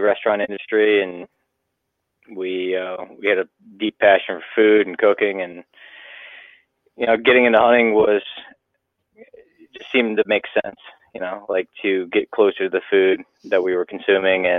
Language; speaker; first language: English; native; English